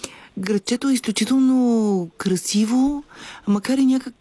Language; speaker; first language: Bulgarian; native; Bulgarian